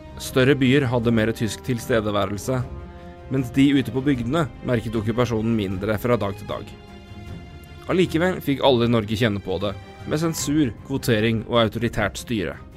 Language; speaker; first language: Norwegian; native; Norwegian